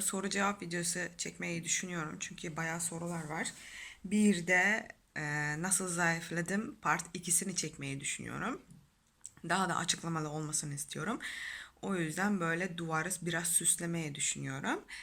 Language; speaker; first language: Turkish; non-native, fluent; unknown